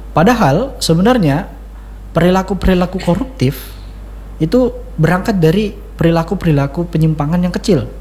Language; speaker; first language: Indonesian; native; Indonesian